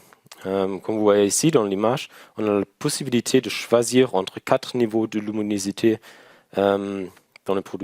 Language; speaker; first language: French; non-native, learner; German